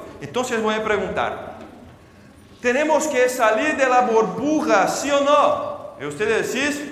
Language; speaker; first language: Spanish; non-native, fluent; Portuguese